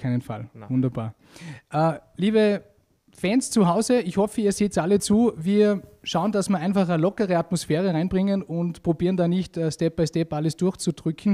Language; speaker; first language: German; native; German